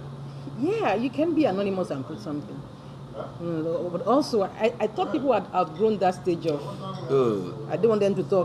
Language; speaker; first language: English; non-native, local second language; Yoruba